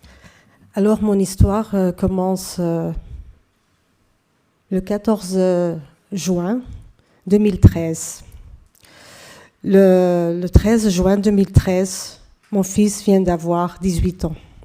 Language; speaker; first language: French; non-native, fluent; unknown